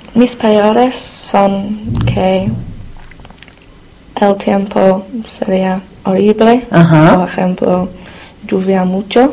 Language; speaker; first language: Spanish; non-native, learner; English